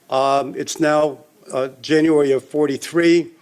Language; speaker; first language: English; native; English